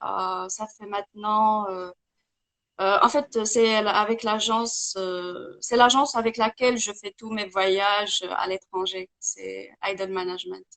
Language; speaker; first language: French; non-native, local second language; Arabic